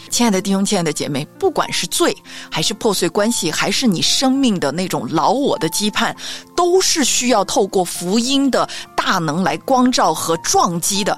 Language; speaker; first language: Chinese; native; Chinese